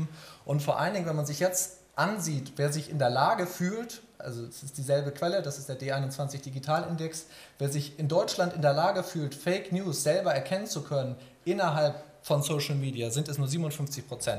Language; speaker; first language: German; native; German